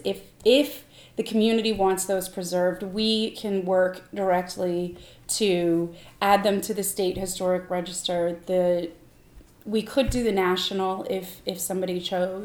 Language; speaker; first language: English; native; English